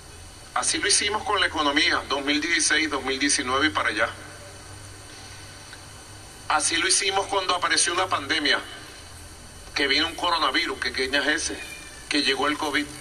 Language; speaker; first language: Spanish; native; Spanish